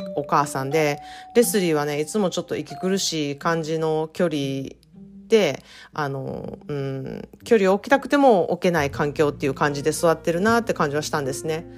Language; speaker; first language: Japanese; native; Japanese